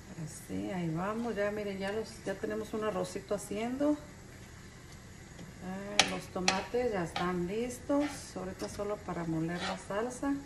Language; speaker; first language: Spanish; native; Spanish